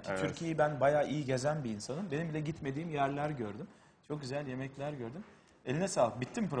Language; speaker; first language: Turkish; native; Turkish